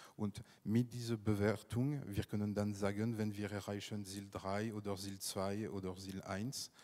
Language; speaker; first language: German; non-native, fluent; French